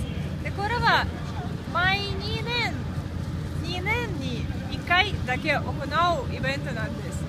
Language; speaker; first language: Japanese; non-native, fluent; Russian